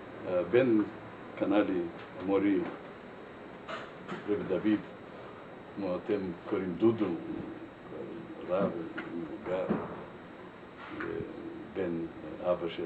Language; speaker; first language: Hebrew; non-native, fluent; Russian